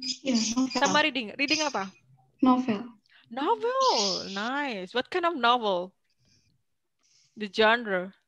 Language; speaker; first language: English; non-native, fluent; Indonesian